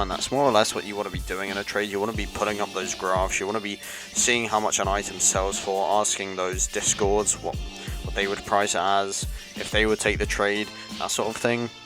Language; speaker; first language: English; native; English